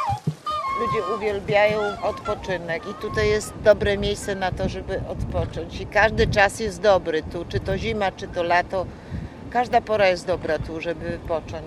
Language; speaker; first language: Polish; native; Polish